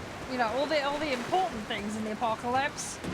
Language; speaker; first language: English; native; English